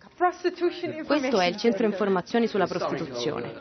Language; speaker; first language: Italian; non-native, fluent; Russian